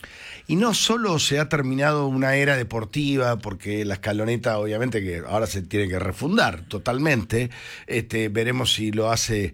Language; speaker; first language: Spanish; native; Spanish